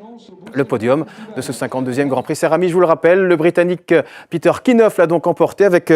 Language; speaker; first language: French; native; French